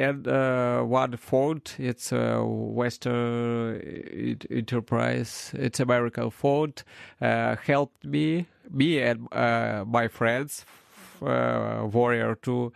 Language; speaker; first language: English; non-native, learner; Ukrainian